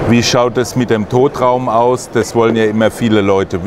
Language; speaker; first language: German; native; German